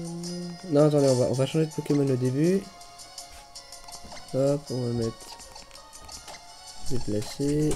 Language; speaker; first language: French; native; French